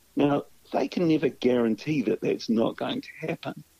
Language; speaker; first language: English; native; English